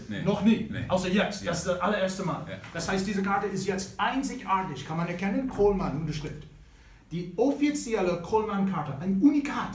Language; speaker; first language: German; non-native, fluent; English